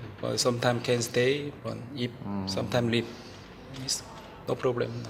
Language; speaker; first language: English; non-native, learner; Korean